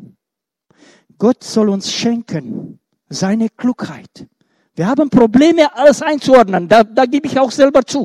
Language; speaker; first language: German; non-native, fluent; Romanian